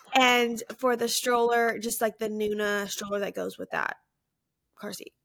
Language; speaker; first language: English; native; English